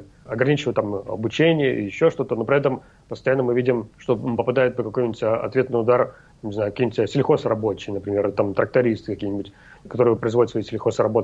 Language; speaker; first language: Russian; native; Russian